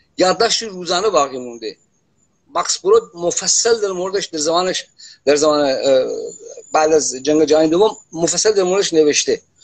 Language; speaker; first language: Persian; non-native, local second language; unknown